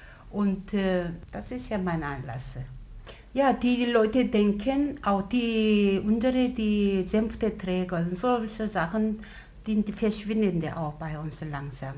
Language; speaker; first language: German; non-native, learner; Korean